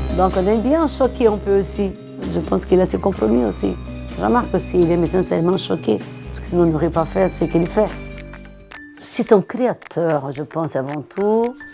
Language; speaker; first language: French; non-native, fluent; Portuguese